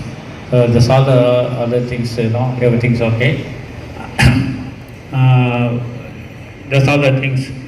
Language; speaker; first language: English; non-native, local second language; Tamil